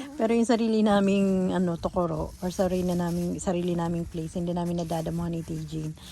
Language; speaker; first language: Filipino; native; Filipino